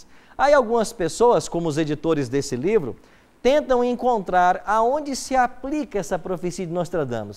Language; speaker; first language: Portuguese; native; Portuguese